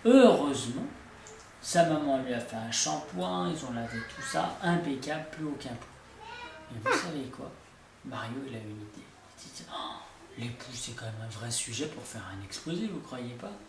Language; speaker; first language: French; native; French